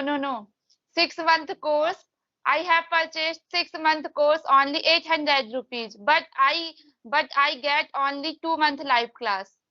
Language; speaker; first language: English; non-native, learner; Hindi